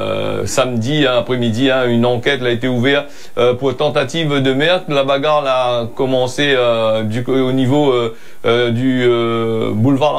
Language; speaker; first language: French; non-native, local second language; Réunion Creole French